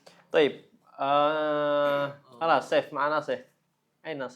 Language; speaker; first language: Arabic; non-native, fluent; Indonesian